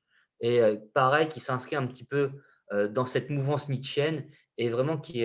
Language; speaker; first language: French; native; French